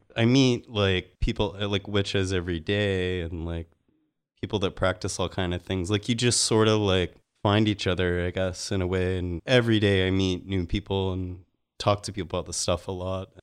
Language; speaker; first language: English; native; English